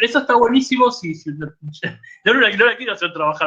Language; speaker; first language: Spanish; native; Spanish